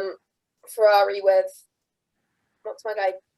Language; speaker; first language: English; native; English